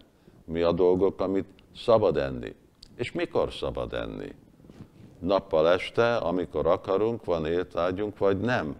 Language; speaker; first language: Hungarian; early bilingual, heritage; Hungarian